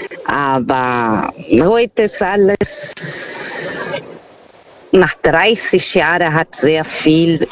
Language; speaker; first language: German; non-native, fluent; Portuguese